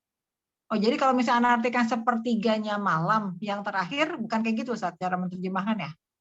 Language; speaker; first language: Indonesian; native; Indonesian